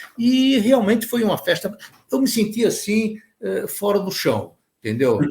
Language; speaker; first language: Portuguese; native; Portuguese